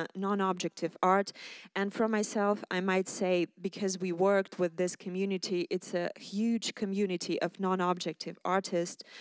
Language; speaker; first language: English; non-native, fluent; Ukrainian